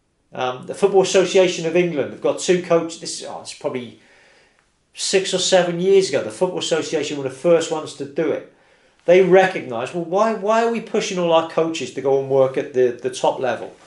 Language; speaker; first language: English; native; English